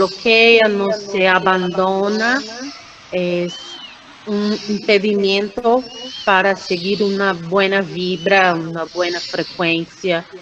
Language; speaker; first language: Spanish; non-native, fluent; Portuguese